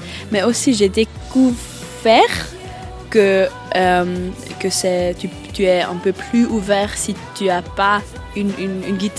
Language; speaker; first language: French; non-native, learner; German